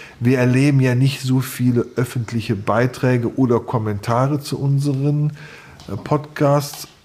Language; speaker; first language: German; native; German